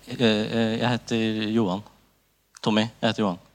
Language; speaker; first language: Norwegian; early bilingual, other home language; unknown